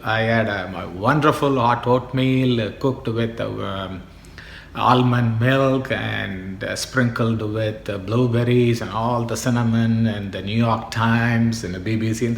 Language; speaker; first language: English; non-native, local second language; Tamil